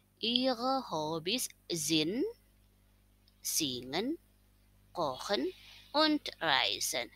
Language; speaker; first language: German; non-native, fluent; Indonesian